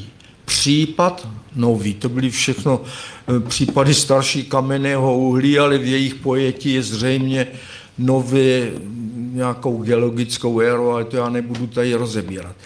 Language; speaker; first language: Czech; native; Czech